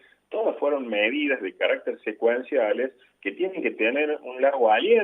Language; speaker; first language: Spanish; native; Spanish